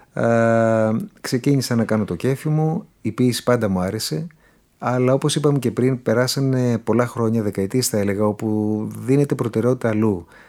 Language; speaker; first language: Greek; native; Greek